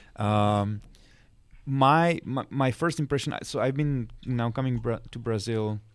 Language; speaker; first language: English; non-native, fluent; Czech